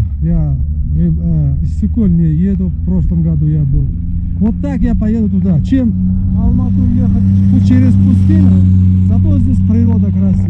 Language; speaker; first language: Russian; non-native, fluent; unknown